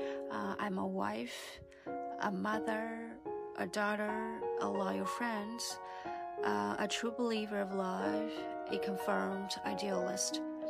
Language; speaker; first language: English; non-native, fluent; Chinese